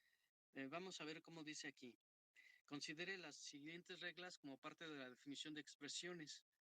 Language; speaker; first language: Spanish; native; Spanish